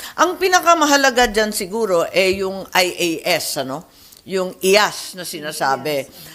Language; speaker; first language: Filipino; native; Filipino